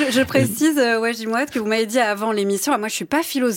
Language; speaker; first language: French; native; French